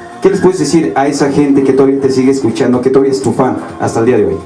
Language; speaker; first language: Spanish; native; Spanish